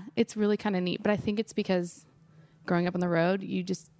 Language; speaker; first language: English; native; English